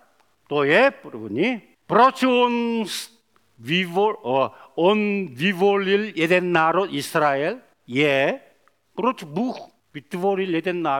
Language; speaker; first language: Czech; non-native, learner; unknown